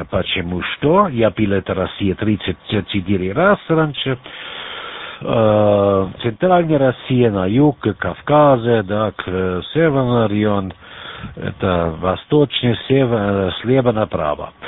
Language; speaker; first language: Russian; non-native, learner; German